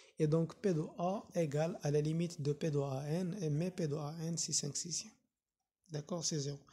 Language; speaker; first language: French; non-native, local second language; Arabic